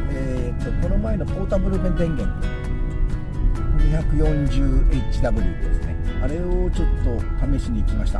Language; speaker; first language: Japanese; native; Japanese